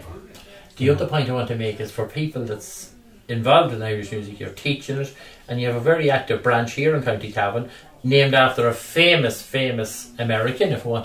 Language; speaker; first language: English; native; English